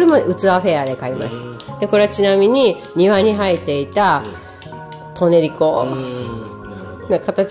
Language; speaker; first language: Japanese; native; Japanese